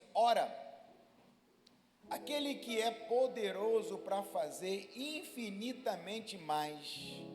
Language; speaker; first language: Portuguese; native; Portuguese